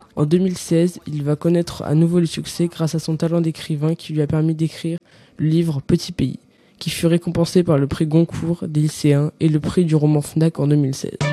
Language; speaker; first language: French; native; French